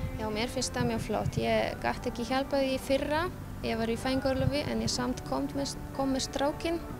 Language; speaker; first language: Icelandic; non-native, fluent; Polish